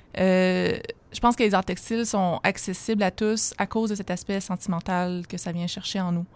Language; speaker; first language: French; native; French